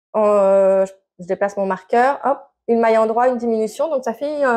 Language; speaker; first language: French; native; French